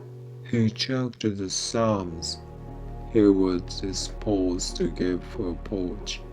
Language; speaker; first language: English; non-native, fluent; Japanese